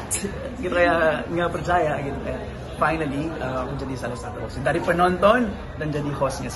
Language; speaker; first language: Indonesian; non-native, fluent; Filipino